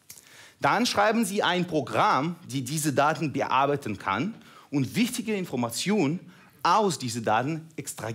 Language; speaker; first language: German; non-native, fluent; Russian